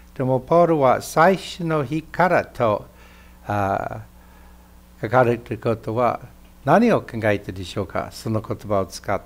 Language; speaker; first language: Japanese; non-native, fluent; English